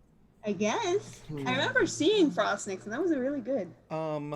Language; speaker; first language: English; native; English